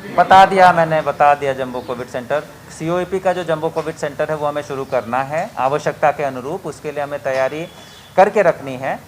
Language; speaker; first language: Hindi; non-native, local second language; Marathi